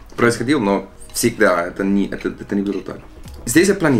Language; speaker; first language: Russian; non-native, learner; Dutch